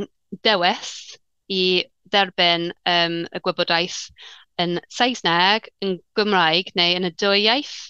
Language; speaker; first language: Welsh; non-native, learner; English